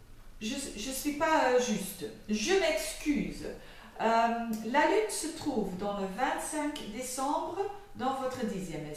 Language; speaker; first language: French; non-native, fluent; Dutch